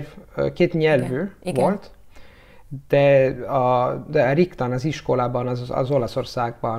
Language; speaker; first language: Hungarian; non-native, learner; Italian